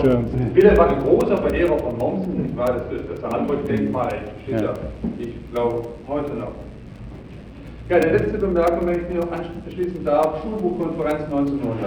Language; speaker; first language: German; native; German